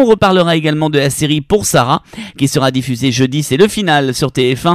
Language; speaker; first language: French; native; French